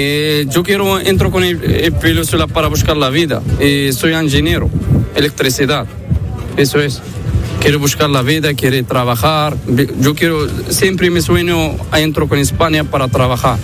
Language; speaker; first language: Spanish; non-native, learner; Arabic